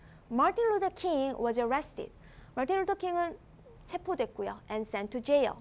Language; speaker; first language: English; non-native, fluent; Korean